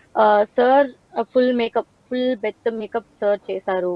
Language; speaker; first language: Telugu; non-native, learner; Tamil